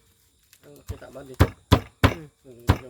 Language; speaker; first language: Filipino; non-native, local second language; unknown